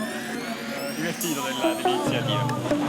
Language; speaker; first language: Italian; native; Italian